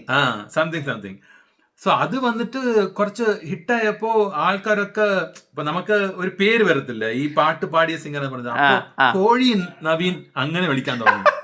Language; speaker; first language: Malayalam; early bilingual, heritage; Malayalam